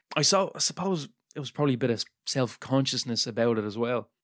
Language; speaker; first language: English; native; English